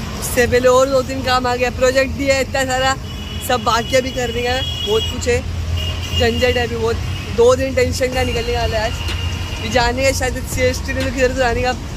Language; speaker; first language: Hindi; native; Hindi